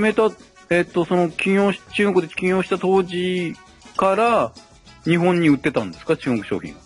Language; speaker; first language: Japanese; native; Japanese